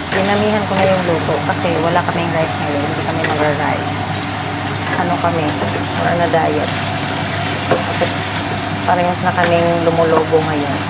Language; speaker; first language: Filipino; non-native, local second language; Cebuano